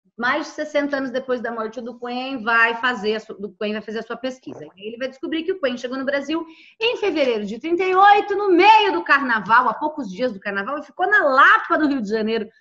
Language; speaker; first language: Portuguese; native; Portuguese